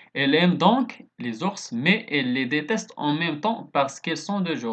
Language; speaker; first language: French; non-native, local second language; Arabic